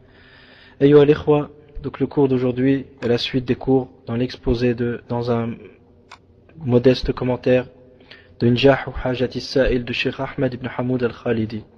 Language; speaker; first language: French; native; French